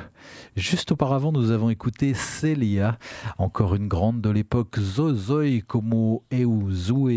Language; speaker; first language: French; native; French